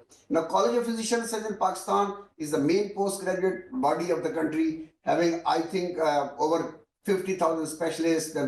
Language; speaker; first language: English; non-native, local second language; Urdu